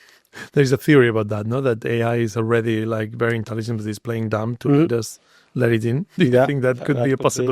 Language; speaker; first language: English; non-native, fluent; Spanish